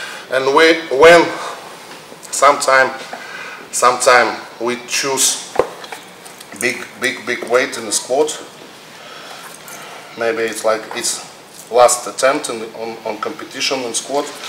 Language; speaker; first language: English; non-native, learner; Russian